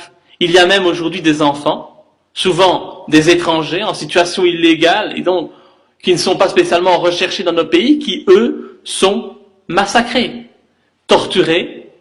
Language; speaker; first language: French; native; French